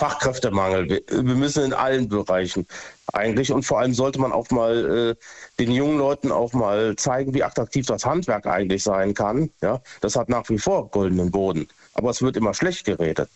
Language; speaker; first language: German; native; German